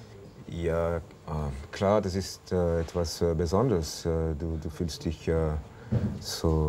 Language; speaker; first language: German; non-native, local second language; French